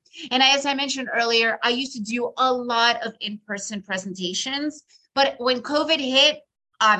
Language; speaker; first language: English; early bilingual, other home language; Russian